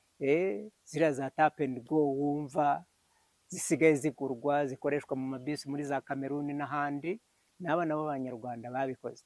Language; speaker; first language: Kinyarwanda; early bilingual, heritage; Kinyarwanda